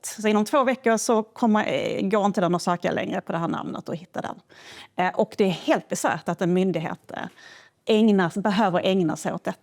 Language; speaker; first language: Swedish; native; Swedish